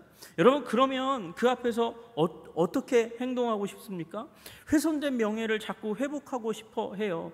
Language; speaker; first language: Korean; native; Korean